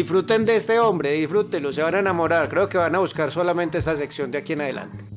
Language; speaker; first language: Spanish; native; Spanish